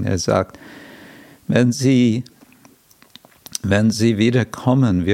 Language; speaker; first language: German; non-native, fluent; English